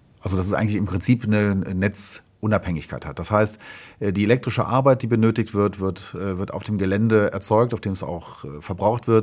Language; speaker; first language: German; native; German